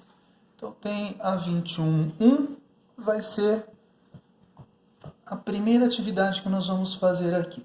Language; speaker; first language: Portuguese; native; Portuguese